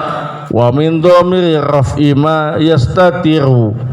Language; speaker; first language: Arabic; non-native, fluent; Indonesian